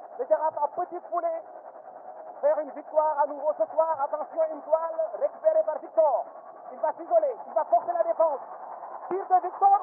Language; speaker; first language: French; non-native, local second language; Wolof